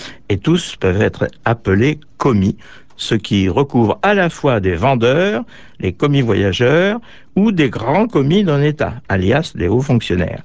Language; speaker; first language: French; native; French